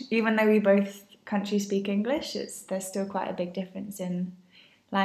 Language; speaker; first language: English; native; English